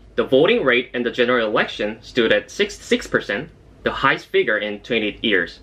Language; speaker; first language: English; non-native, fluent; Korean